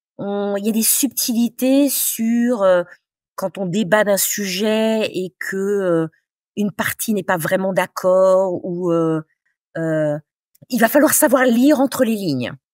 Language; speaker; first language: French; native; French